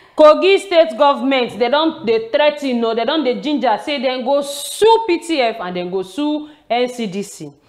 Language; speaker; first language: Nigerian Pidgin; non-native, local second language; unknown